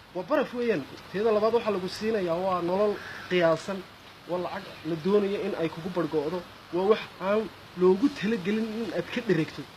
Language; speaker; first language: Somali; native; Somali